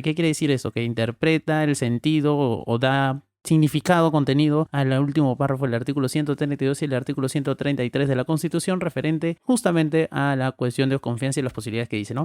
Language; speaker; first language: Spanish; native; Spanish